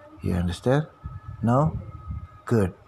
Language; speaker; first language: English; non-native, learner; Indonesian